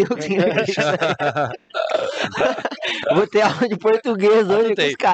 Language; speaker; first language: Portuguese; native; Portuguese